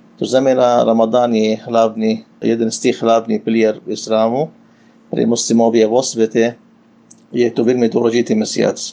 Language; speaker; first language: Slovak; non-native, learner; Arabic